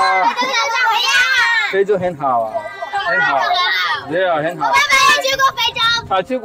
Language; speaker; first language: Chinese; non-native, learner; Rundi